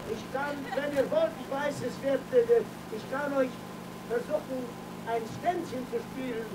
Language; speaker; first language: German; non-native, fluent; Yiddish